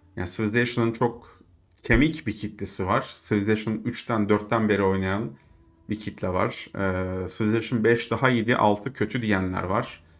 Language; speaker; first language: Turkish; native; Turkish